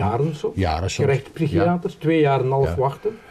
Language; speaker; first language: Dutch; native; Dutch